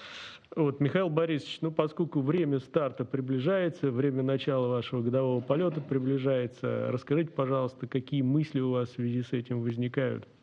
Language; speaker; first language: Russian; native; Russian